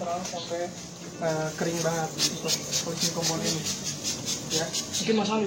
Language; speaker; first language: Indonesian; native; Indonesian